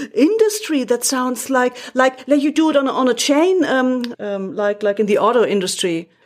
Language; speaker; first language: English; non-native, fluent; German